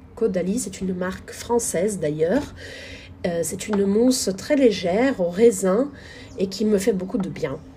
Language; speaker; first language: French; non-native, fluent; Portuguese